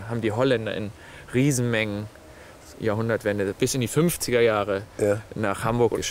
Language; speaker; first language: German; native; German